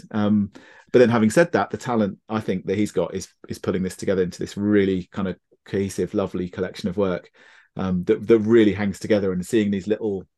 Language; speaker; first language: English; native; English